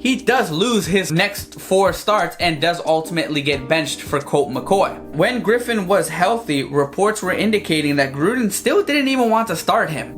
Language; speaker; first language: English; native; English